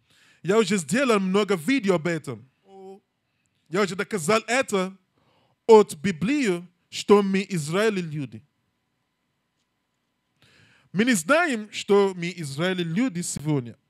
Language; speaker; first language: Russian; non-native, learner; English